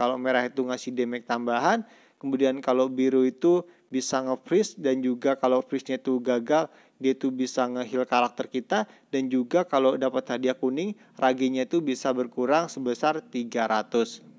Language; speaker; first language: Indonesian; native; Indonesian